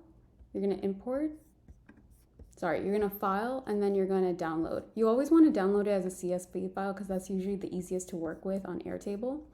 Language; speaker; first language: English; native; English